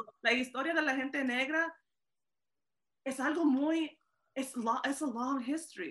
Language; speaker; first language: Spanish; early bilingual, heritage; Spanish